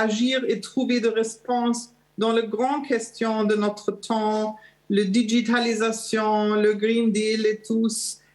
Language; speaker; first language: French; non-native, learner; German